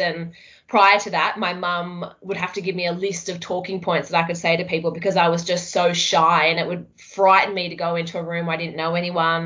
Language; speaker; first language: English; native; English